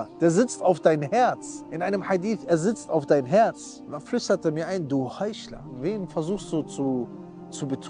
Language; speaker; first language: German; early bilingual, other home language; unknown